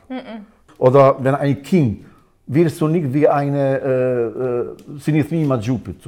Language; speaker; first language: German; non-native, learner; Albanian